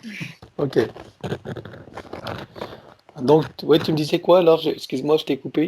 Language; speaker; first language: French; native; French